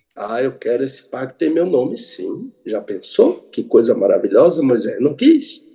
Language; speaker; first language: Portuguese; native; Portuguese